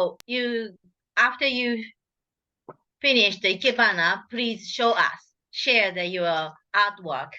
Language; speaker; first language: English; non-native, learner; Japanese